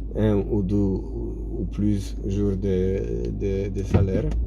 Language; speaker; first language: French; non-native, fluent; Polish